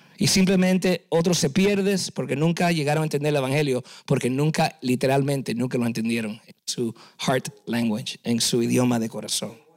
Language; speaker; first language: Spanish; early bilingual, heritage; Spanish